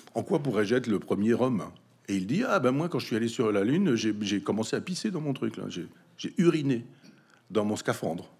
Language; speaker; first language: French; native; French